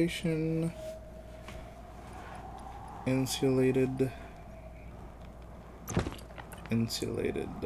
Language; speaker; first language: English; native; English